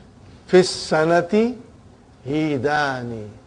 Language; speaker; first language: Arabic; non-native, fluent; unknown